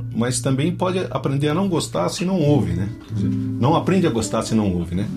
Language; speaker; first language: Portuguese; native; Portuguese